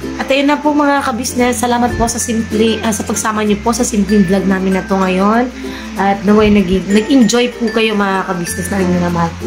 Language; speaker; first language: Filipino; non-native, local second language; Cebuano